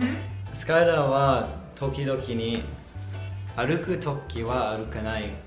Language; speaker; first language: Japanese; non-native, learner; English